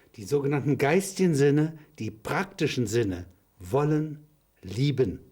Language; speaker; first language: German; native; German